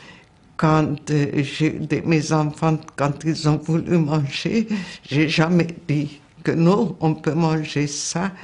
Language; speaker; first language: French; non-native, fluent; Hungarian